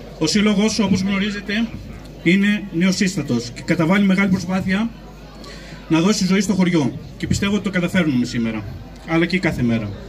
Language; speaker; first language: Greek; native; Greek